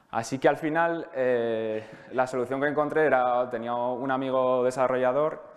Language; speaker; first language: Spanish; native; Spanish